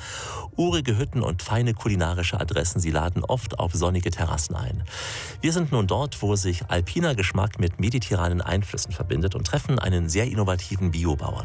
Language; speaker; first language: German; native; German